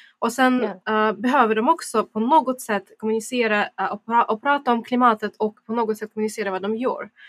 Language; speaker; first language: Swedish; non-native, fluent; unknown